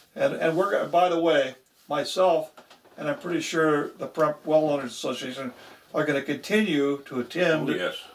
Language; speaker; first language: English; native; English